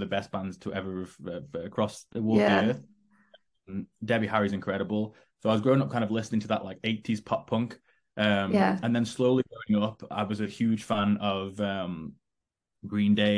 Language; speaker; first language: English; native; English